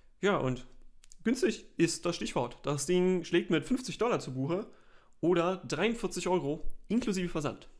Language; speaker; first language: German; native; German